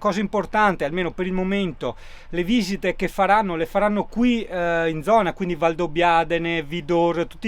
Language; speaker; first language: Italian; native; Italian